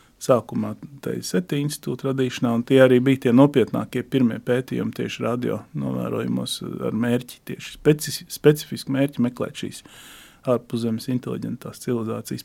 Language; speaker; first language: Latvian; native; Latvian